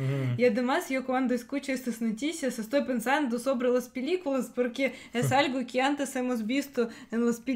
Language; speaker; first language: Spanish; non-native, fluent; Russian